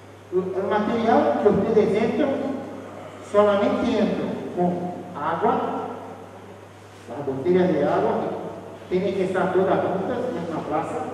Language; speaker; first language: Spanish; non-native, fluent; Portuguese